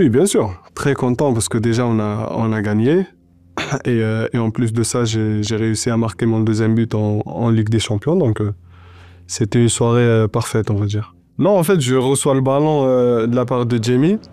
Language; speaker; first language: French; non-native, local second language; Arabic